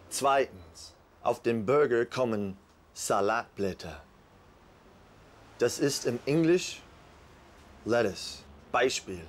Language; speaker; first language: German; non-native, learner; English